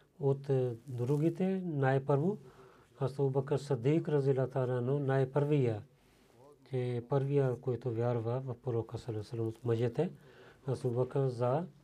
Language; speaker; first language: Bulgarian; non-native, learner; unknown